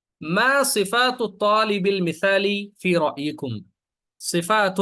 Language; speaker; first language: Arabic; non-native, fluent; Urdu